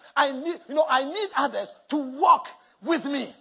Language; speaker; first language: English; non-native, local second language; Akan